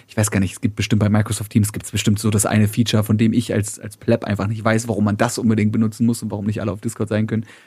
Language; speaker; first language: German; native; German